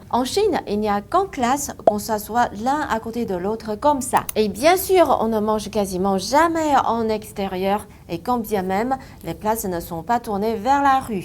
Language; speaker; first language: French; non-native, fluent; Chinese